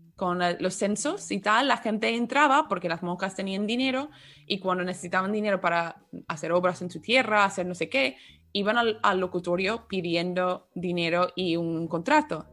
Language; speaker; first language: Spanish; non-native, fluent; English